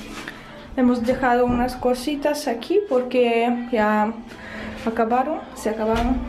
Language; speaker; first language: Spanish; non-native, fluent; Russian